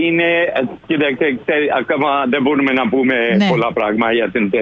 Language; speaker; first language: Greek; non-native, fluent; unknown